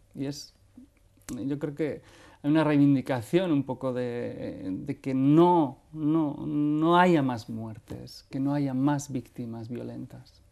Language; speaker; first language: Spanish; non-native, local second language; Basque